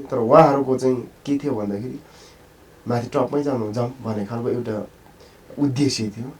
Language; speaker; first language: Nepali; non-native, local second language; Sherpa